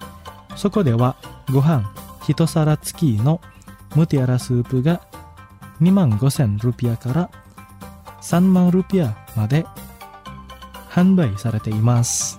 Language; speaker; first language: Japanese; non-native, fluent; Indonesian